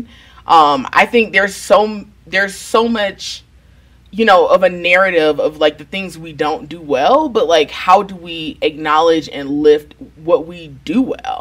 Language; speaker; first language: English; native; English